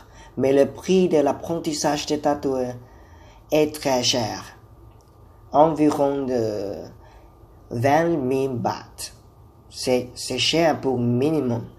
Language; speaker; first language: French; non-native, learner; Thai